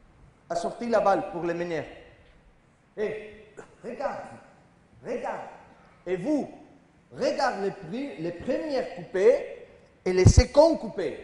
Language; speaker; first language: French; non-native, learner; Spanish